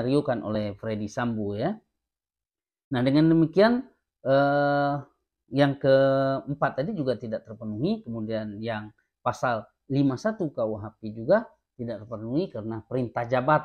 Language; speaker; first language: Indonesian; native; Indonesian